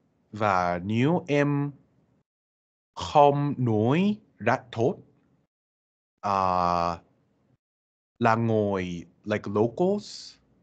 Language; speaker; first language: Vietnamese; non-native, learner; English